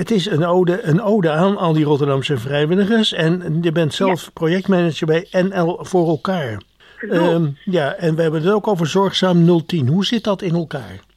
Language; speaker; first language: Dutch; native; Dutch